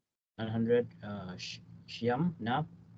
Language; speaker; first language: Filipino; non-native, learner; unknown